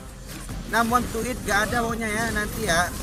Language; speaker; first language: Indonesian; native; Indonesian